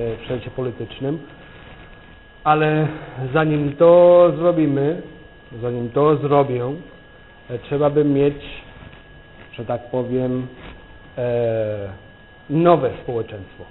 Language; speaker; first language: Polish; non-native, fluent; Catalan